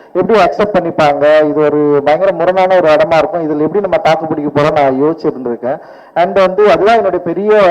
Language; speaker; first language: Tamil; native; Tamil